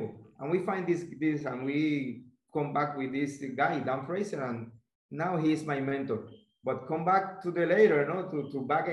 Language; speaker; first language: English; non-native, learner; Spanish